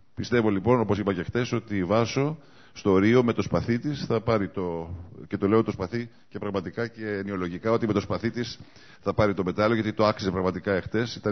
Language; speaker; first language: Greek; native; Greek